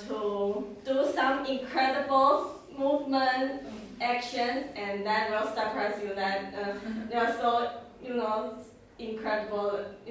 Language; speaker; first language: English; non-native, learner; Chinese